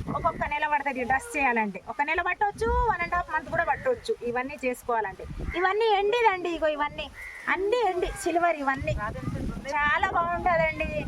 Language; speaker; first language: Telugu; non-native, local second language; Lambadi